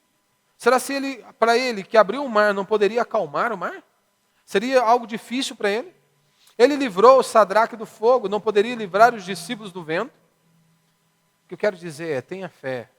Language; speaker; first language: Portuguese; native; Portuguese